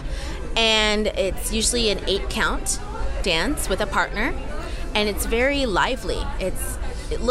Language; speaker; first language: English; native; English